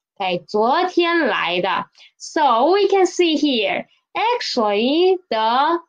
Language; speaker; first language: English; non-native, fluent; Chinese